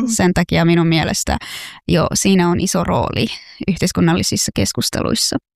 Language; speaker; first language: Finnish; non-native, fluent; Persian